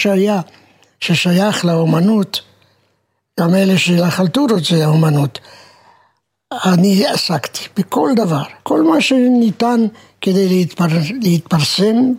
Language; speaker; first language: Hebrew; non-native, fluent; Romanian